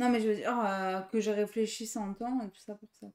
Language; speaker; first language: French; native; French